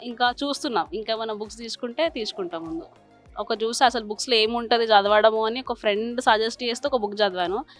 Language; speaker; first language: Telugu; native; Telugu